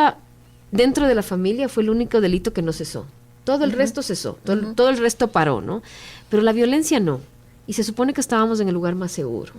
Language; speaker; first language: Spanish; native; Spanish